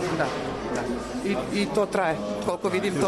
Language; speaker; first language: Serbian; native; Serbian